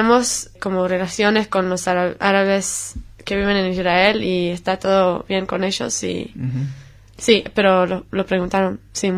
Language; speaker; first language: Spanish; non-native, fluent; Hebrew